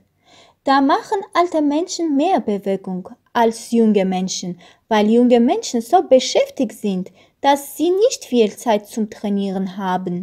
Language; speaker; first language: German; non-native, learner; Armenian